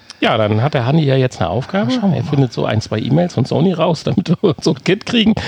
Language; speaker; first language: German; native; German